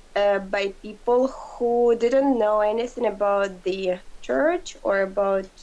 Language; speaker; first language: English; non-native, fluent; Ukrainian